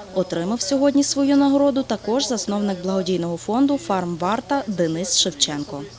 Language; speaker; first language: Ukrainian; native; Ukrainian